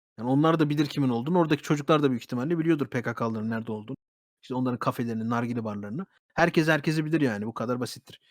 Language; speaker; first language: Turkish; early bilingual, heritage; Turkish